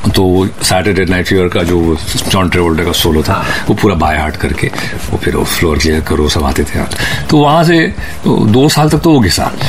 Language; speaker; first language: Hindi; native; Hindi